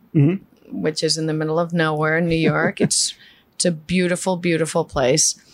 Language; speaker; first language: English; early bilingual, other home language; Spanish